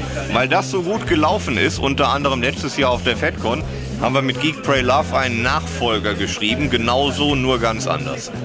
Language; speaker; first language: German; native; German